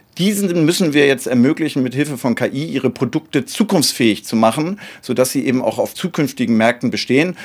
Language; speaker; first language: German; native; German